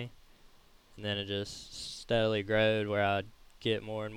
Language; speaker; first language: English; native; English